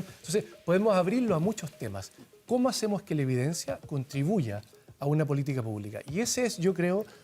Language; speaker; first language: Spanish; native; Spanish